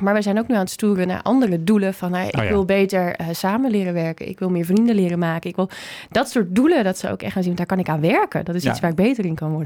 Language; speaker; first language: Dutch; native; Dutch